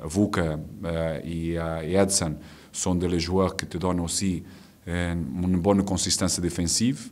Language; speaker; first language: French; non-native, fluent; Portuguese